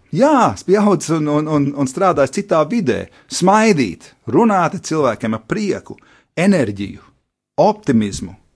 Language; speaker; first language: Latvian; early bilingual, heritage; Latvian